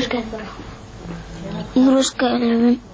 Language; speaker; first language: Russian; non-native, learner; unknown